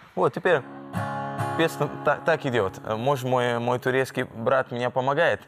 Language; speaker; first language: Russian; non-native, learner; Italian